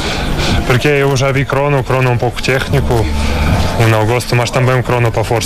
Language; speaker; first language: Portuguese; non-native, learner; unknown